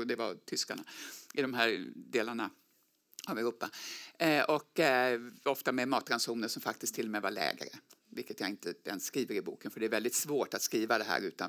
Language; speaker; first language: Swedish; native; Swedish